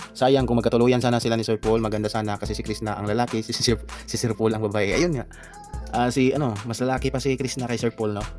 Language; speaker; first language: Filipino; non-native, local second language; Cebuano